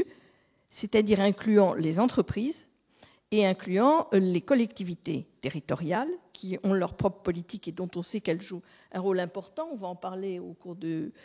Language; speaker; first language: French; native; French